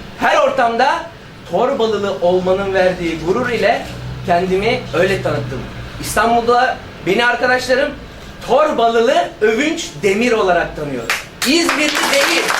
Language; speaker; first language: Turkish; native; Turkish